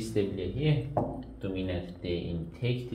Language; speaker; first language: Danish; non-native, learner; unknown